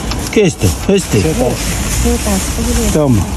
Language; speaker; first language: Spanish; non-native, learner; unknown